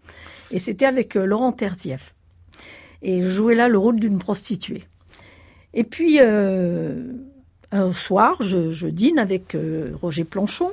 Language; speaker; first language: French; native; French